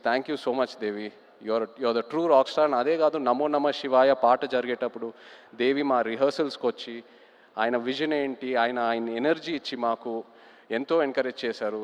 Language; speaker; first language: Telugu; native; Telugu